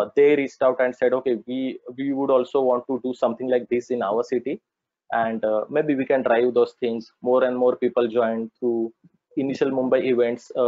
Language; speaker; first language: English; non-native, local second language; Marathi